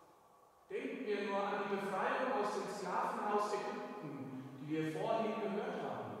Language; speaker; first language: German; native; German